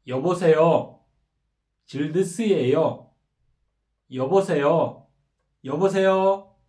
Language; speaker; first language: Korean; non-native, fluent; Kyrgyz